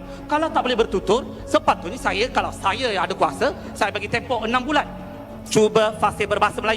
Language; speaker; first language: Malay; native; Malay